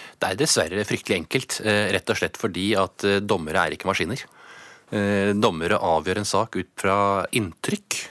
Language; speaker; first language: Norwegian; native; Norwegian